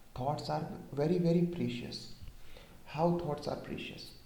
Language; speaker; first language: English; non-native, local second language; Hindi